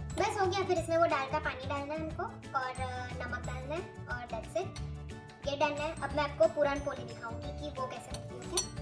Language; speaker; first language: Hindi; non-native, local second language; Marathi